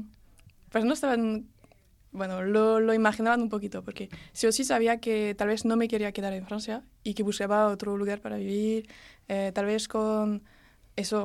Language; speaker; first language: Spanish; early bilingual, heritage; French